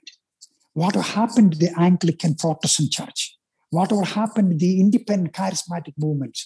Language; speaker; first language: English; non-native, local second language; Malayalam